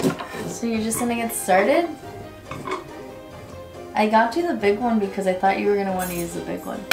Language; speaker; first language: English; native; English